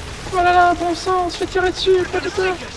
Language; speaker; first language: French; native; French